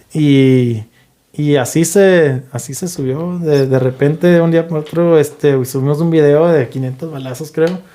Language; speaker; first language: Spanish; early bilingual, heritage; Spanish